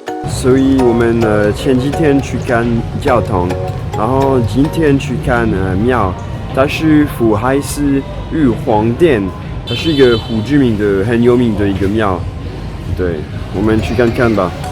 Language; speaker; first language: Chinese; non-native, fluent; French